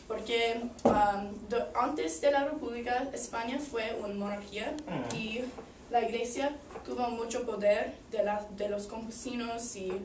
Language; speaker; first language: Spanish; non-native, learner; English